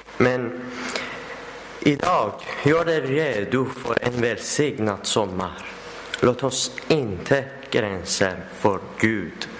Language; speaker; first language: Swedish; non-native, learner; Persian